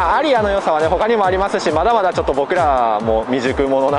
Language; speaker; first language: Japanese; native; Japanese